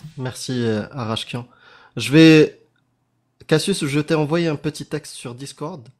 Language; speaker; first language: French; non-native, local second language; Arabic